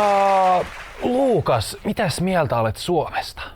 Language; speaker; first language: Finnish; native; Finnish